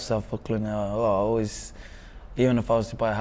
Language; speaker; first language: English; native; English